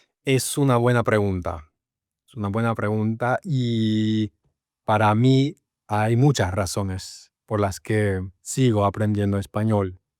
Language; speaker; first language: Spanish; non-native, fluent; English